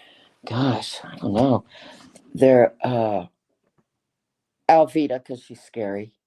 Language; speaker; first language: English; native; English